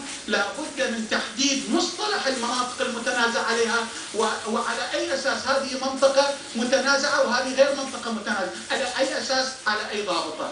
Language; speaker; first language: Arabic; non-native, local second language; Turkmen